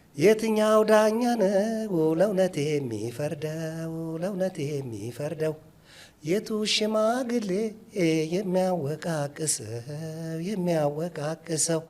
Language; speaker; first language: Amharic; native; Amharic